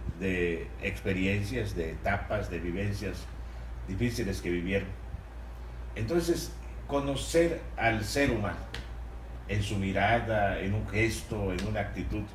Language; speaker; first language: Spanish; native; Spanish